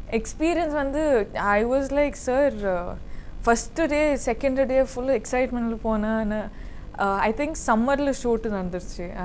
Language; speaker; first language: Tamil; non-native, learner; Kannada